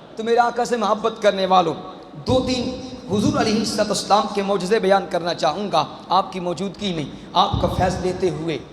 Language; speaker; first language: Urdu; non-native, local second language; Punjabi